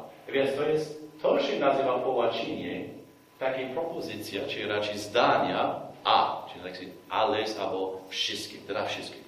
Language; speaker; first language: Polish; non-native, fluent; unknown